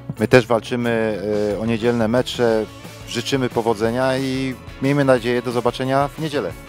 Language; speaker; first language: Polish; native; Polish